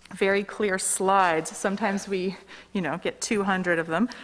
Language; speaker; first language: English; native; English